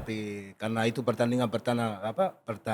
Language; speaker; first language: Indonesian; non-native, fluent; Spanish